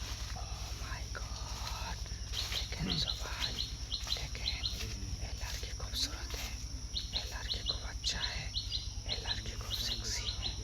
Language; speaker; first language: Hindi; non-native, learner; Bangla